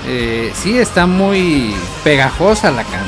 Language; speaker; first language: Spanish; native; Spanish